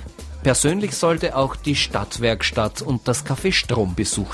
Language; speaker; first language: German; native; German